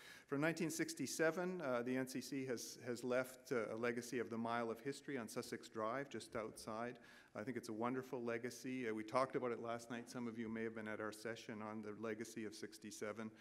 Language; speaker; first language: English; native; English